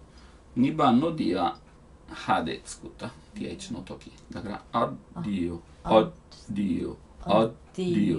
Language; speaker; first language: Japanese; non-native, learner; Italian